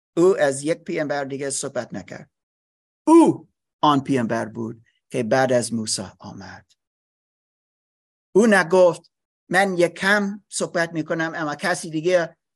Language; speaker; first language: Persian; non-native, learner; English